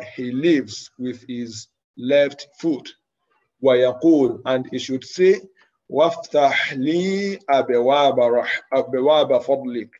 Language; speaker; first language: English; non-native, local second language; Yoruba